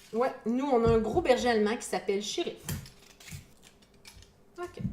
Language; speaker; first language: French; native; French